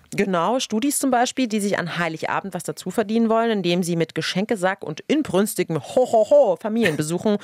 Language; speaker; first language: German; native; German